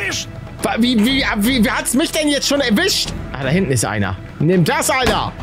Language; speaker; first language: German; native; German